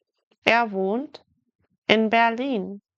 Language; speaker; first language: German; non-native, fluent; English